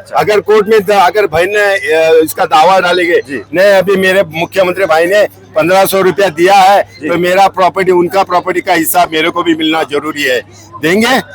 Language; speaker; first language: Hindi; non-native, local second language; Marathi